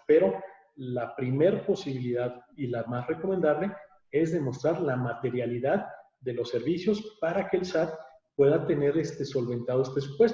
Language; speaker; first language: Spanish; native; Spanish